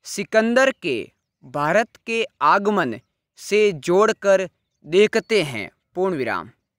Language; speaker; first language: Hindi; native; Hindi